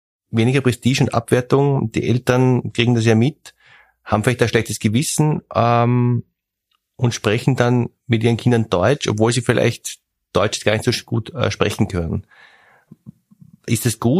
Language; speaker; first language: German; native; German